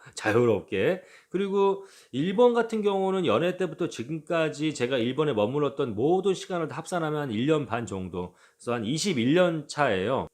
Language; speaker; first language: Korean; native; Korean